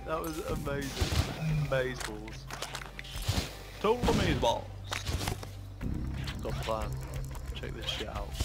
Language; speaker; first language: English; native; English